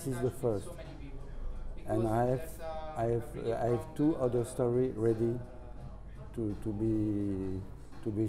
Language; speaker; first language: English; non-native, learner; French